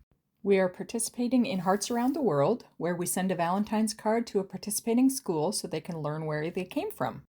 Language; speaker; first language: English; native; English